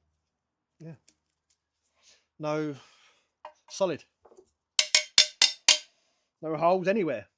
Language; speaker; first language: English; native; English